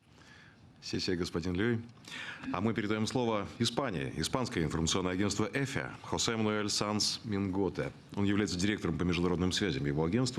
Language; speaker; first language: Russian; native; Russian